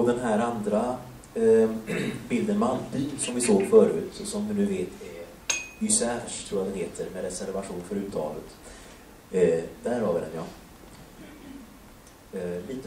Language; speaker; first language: Swedish; native; Swedish